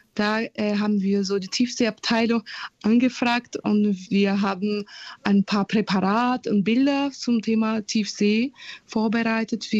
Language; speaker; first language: German; non-native, fluent; Portuguese